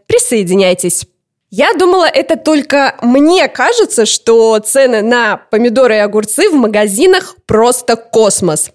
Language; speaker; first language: Russian; native; Russian